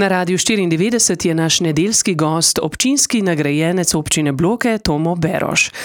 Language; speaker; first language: Slovenian; native; Slovenian